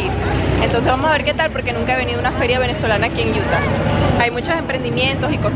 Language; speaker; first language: Spanish; native; Spanish